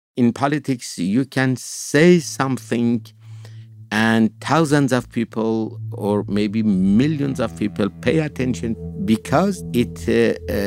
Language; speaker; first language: English; non-native, fluent; Persian